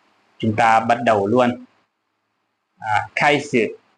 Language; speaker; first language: Vietnamese; non-native, learner; Lao